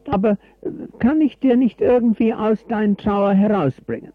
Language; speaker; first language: German; non-native, fluent; English